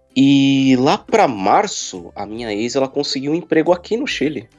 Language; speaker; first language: Portuguese; native; Portuguese